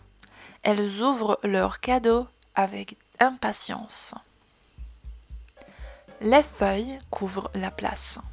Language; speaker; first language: French; non-native, fluent; Polish